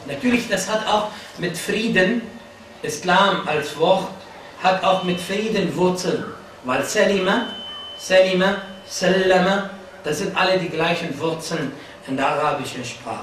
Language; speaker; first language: German; non-native, fluent; Arabic